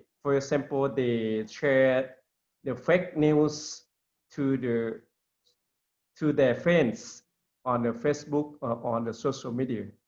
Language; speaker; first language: English; non-native, learner; Lao